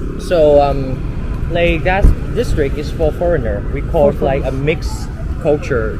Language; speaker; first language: English; non-native, fluent; Vietnamese